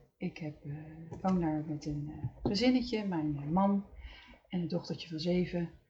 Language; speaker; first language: Dutch; native; Dutch